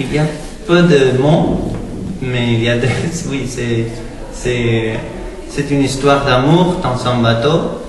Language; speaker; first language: French; non-native, learner; Spanish